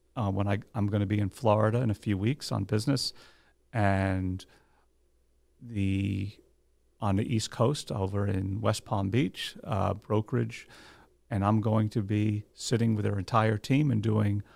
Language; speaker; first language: English; native; English